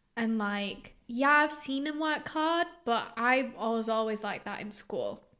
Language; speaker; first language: English; early bilingual, other home language; Greek